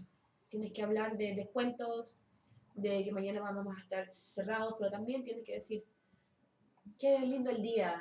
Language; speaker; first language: Spanish; early bilingual, heritage; Spanish